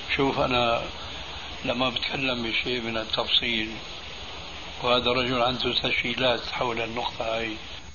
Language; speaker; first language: Arabic; early bilingual, other home language; Albanian